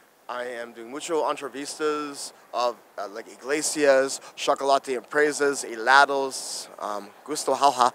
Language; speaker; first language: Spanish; non-native, learner; English